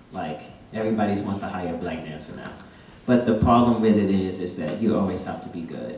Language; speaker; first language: English; native; English